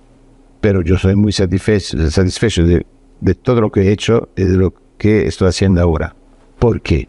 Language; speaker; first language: Spanish; non-native, fluent; Italian